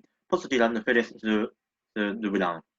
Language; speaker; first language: Portuguese; non-native, learner; Japanese